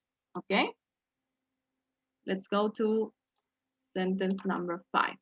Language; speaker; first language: English; non-native, fluent; Spanish